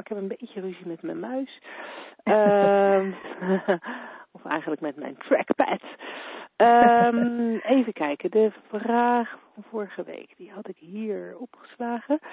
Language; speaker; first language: Dutch; native; Dutch